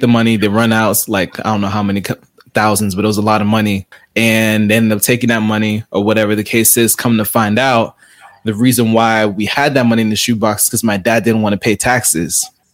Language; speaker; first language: English; native; English